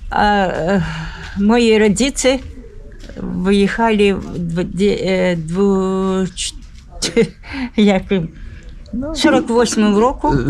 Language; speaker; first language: Polish; early bilingual, heritage; Polish